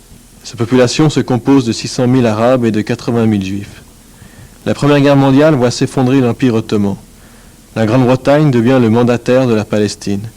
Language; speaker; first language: French; native; French